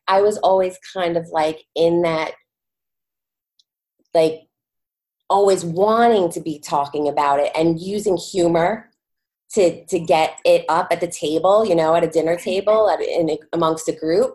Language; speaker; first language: English; native; English